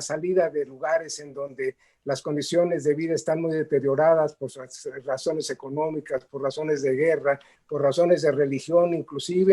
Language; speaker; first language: Spanish; native; Spanish